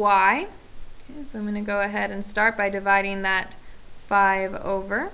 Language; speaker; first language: English; native; English